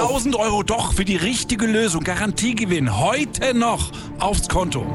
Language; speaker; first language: German; native; German